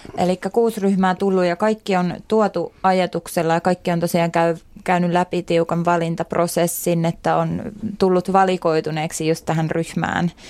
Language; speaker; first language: Finnish; native; Finnish